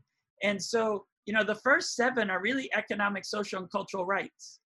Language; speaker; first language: English; native; English